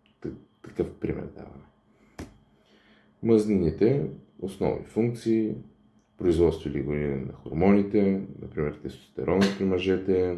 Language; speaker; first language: Bulgarian; native; Bulgarian